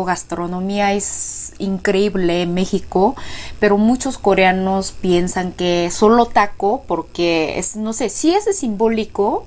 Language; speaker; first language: Spanish; non-native, fluent; Korean